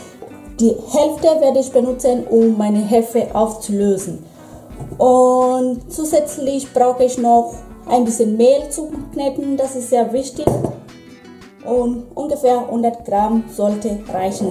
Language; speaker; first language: German; non-native, fluent; Swahili